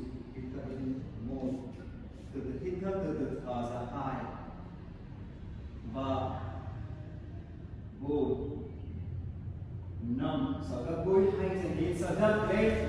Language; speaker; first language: Vietnamese; non-native, learner; Hindi